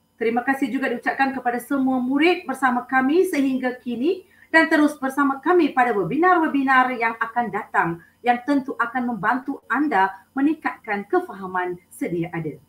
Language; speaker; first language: Malay; non-native, local second language; Tamil